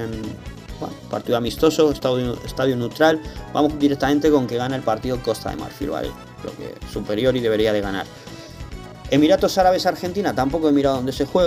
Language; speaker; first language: Spanish; native; Spanish